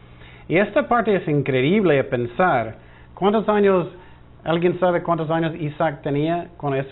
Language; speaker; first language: Spanish; non-native, fluent; English